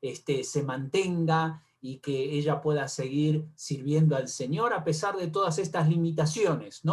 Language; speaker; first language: Spanish; native; Spanish